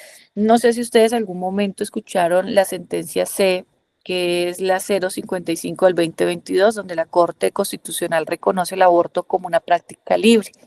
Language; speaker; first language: Spanish; native; Spanish